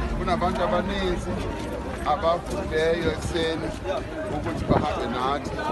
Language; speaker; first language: Zulu; non-native, local second language; Venda